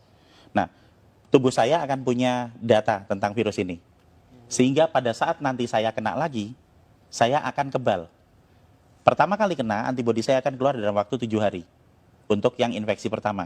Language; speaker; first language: Indonesian; native; Indonesian